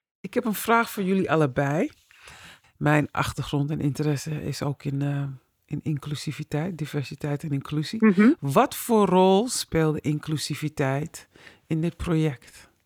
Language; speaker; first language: Dutch; native; Dutch